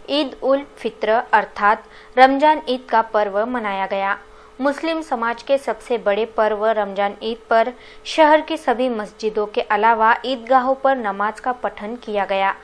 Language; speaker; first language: Hindi; non-native, local second language; Marathi